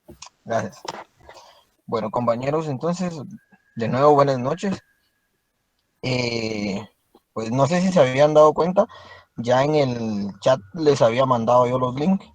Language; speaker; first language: Spanish; native; Spanish